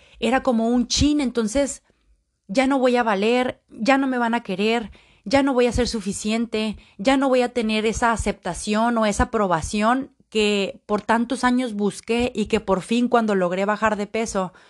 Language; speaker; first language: Spanish; native; Spanish